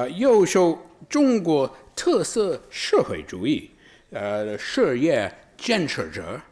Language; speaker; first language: Chinese; non-native, fluent; English